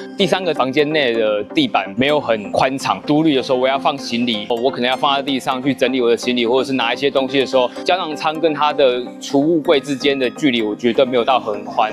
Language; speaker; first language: Chinese; native; Chinese